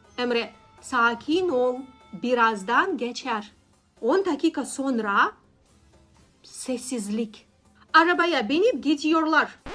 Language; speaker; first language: Turkish; non-native, learner; Russian